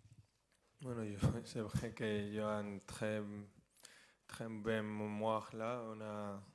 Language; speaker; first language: French; non-native, fluent; Spanish